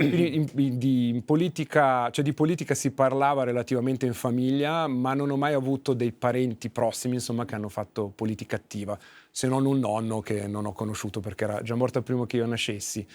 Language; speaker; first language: Italian; native; Italian